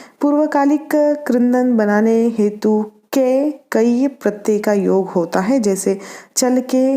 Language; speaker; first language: Hindi; non-native, local second language; Marathi